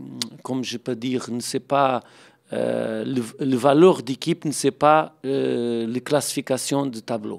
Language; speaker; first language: French; non-native, fluent; Portuguese